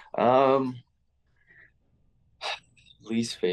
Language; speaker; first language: English; native; English